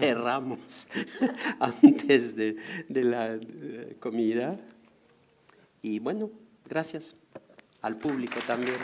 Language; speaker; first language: Spanish; non-native, fluent; French